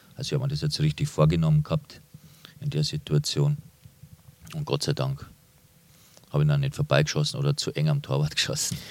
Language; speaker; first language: German; native; German